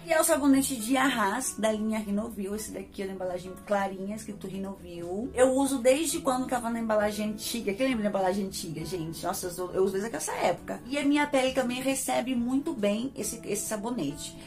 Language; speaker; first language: Portuguese; native; Portuguese